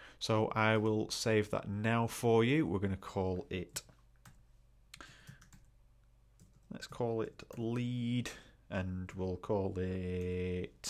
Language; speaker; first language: English; native; English